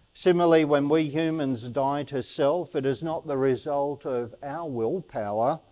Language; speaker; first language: English; native; English